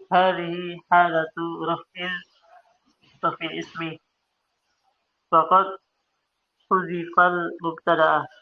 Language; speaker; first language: Arabic; non-native, learner; Indonesian